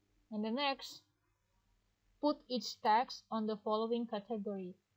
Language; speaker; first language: English; non-native, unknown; Indonesian